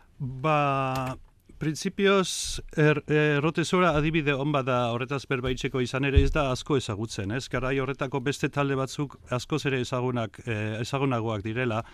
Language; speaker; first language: Basque; non-native, fluent; German